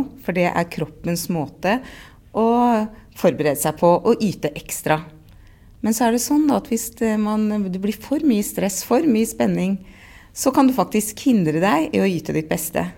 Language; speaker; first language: Norwegian; native; Norwegian